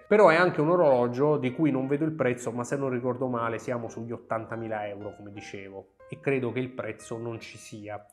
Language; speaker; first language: Italian; native; Italian